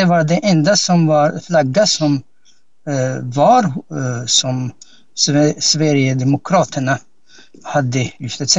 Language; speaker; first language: Swedish; non-native, fluent; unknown